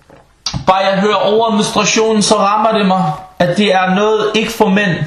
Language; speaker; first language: Danish; non-native, fluent; Arabic